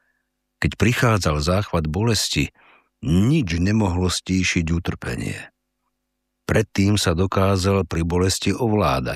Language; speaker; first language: Slovak; native; Slovak